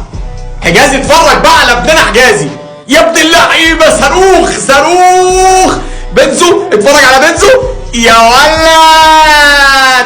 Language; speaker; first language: Arabic; native; Arabic